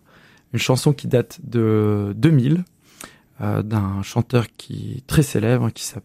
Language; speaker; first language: French; native; French